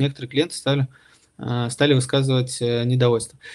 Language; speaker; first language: Russian; native; Russian